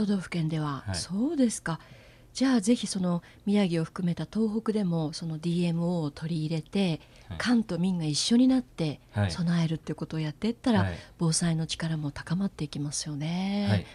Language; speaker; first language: Japanese; native; Japanese